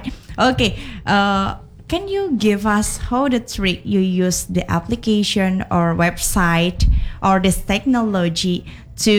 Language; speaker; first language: English; non-native, learner; Indonesian